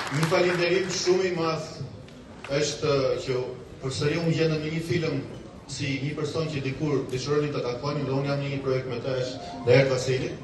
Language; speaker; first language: Albanian; early bilingual, heritage; Albanian